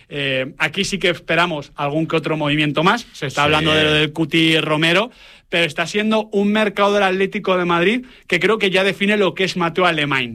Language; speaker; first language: Spanish; native; Spanish